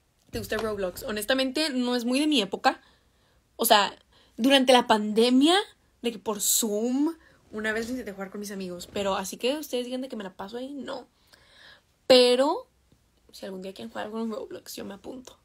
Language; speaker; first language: Spanish; native; Spanish